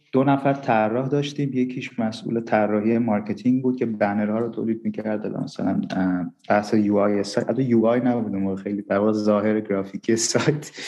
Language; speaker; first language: Persian; non-native, local second language; Armenian